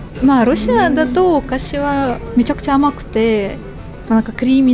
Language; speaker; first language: Japanese; non-native, fluent; Russian